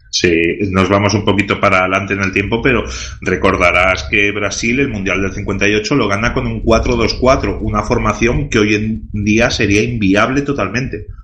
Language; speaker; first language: Spanish; non-native, local second language; Catalan